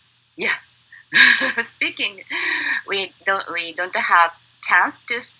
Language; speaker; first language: English; non-native, learner; Japanese